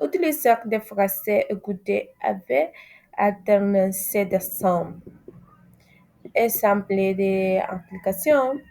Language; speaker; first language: French; non-native, learner; Spanish